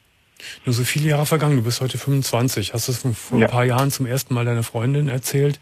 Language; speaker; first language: German; native; German